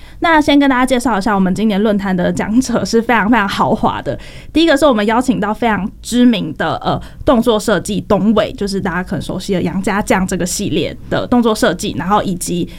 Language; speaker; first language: Chinese; native; Chinese